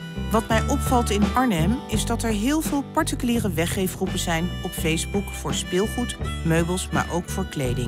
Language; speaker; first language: Dutch; native; Dutch